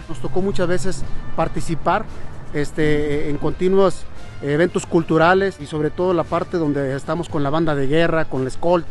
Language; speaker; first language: Spanish; native; Spanish